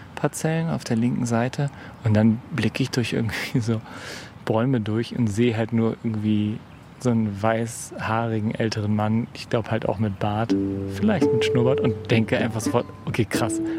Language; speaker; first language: German; native; German